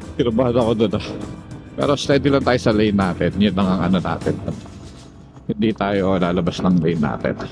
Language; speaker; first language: Filipino; native; Filipino